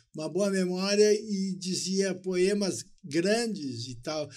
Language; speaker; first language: Portuguese; native; Portuguese